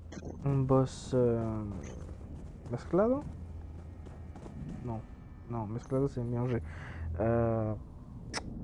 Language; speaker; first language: Spanish; non-native, learner; French